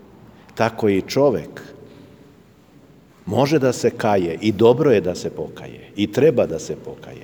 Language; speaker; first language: Serbian; native; Serbian